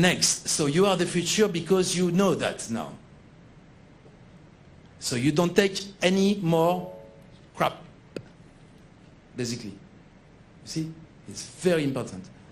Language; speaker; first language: English; non-native, fluent; French